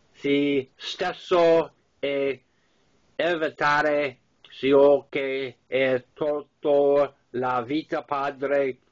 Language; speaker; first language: Italian; non-native, learner; English